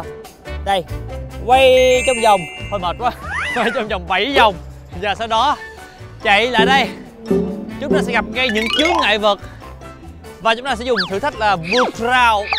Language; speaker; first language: Vietnamese; native; Vietnamese